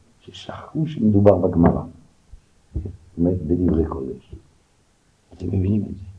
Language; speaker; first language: Hebrew; non-native, fluent; French